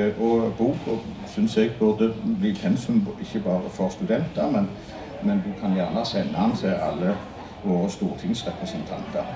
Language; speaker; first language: Norwegian; native; Norwegian